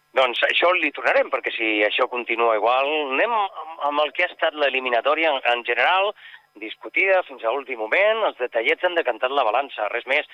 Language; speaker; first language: Catalan; native; Catalan